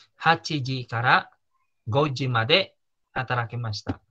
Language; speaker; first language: Japanese; non-native, fluent; Filipino